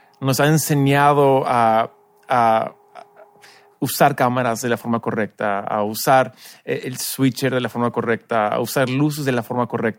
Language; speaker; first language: Spanish; early bilingual, other home language; English